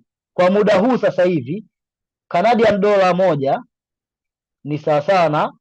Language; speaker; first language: Swahili; native; Swahili